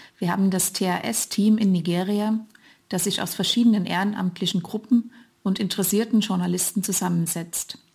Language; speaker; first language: German; native; German